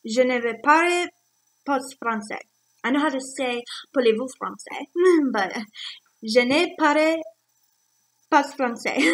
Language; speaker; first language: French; non-native, learner; English